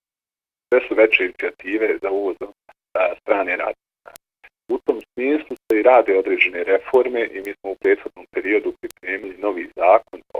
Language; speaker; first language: Bosnian; native; Bosnian